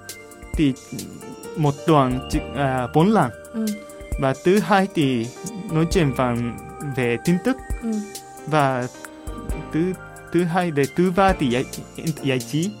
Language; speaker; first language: Vietnamese; non-native, fluent; Japanese